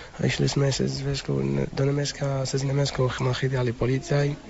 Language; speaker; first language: Slovak; non-native, learner; Arabic